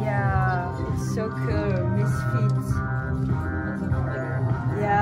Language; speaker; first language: English; non-native, learner; Japanese